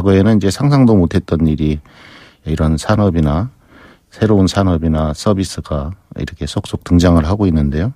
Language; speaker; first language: Korean; native; Korean